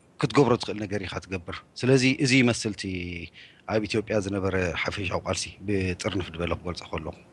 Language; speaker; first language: Tigrinya; native; Tigrinya